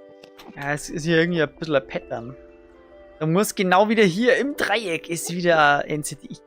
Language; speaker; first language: German; native; German